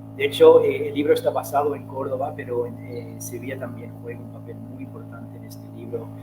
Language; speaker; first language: Spanish; non-native, fluent; English